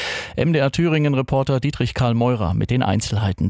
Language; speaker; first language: German; native; German